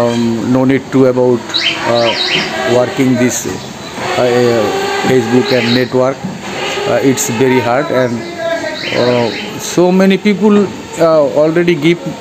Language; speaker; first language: English; non-native, learner; Bangla